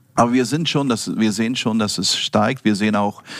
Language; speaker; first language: German; non-native, fluent; Dutch